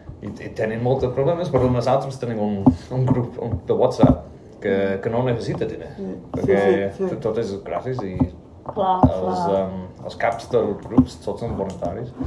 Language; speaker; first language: Catalan; non-native, learner; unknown